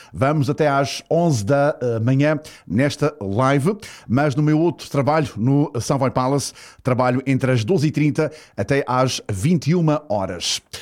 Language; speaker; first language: Portuguese; native; Portuguese